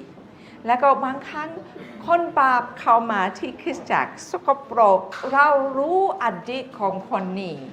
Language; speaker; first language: Thai; non-native, fluent; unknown